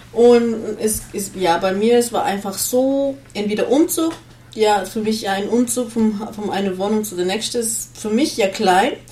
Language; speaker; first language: German; non-native, learner; Spanish